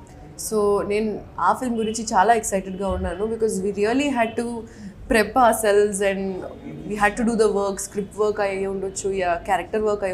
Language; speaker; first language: Telugu; non-native, local second language; Hindi